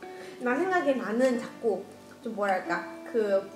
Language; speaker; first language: Korean; non-native, learner; Chinese